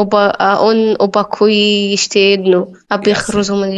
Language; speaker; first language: Czech; non-native, learner; Arabic